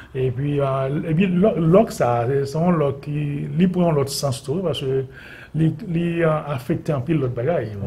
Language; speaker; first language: French; non-native, local second language; Haitian Creole